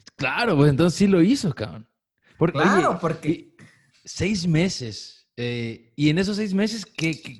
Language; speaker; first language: Spanish; native; Spanish